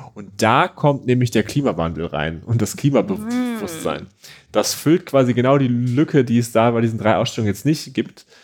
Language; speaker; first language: German; native; German